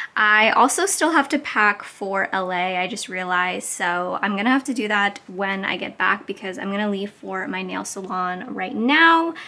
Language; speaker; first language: English; native; English